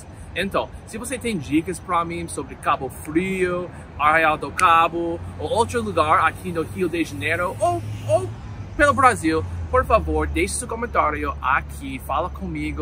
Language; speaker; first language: Portuguese; non-native, fluent; English